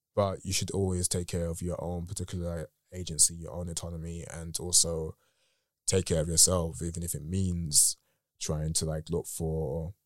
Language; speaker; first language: English; native; English